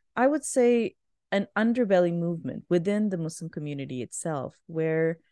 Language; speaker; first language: English; non-native, local second language; Urdu